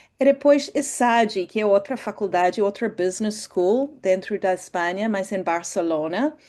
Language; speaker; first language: Portuguese; non-native, fluent; English